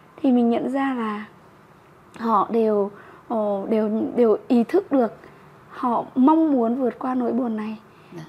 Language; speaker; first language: Vietnamese; native; Vietnamese